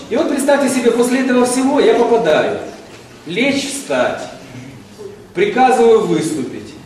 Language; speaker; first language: Russian; native; Russian